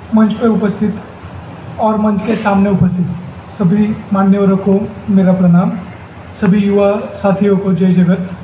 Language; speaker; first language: Hindi; non-native, local second language; Marathi